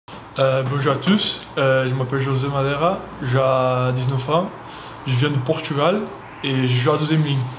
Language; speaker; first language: French; non-native, learner; Portuguese